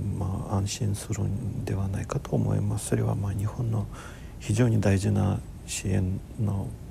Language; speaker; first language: Japanese; non-native, fluent; Ukrainian